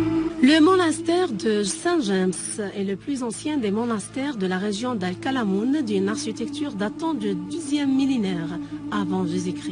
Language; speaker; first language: French; non-native, fluent; Arabic